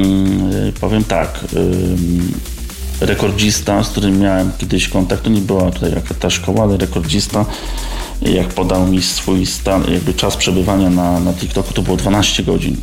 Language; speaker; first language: Polish; native; Polish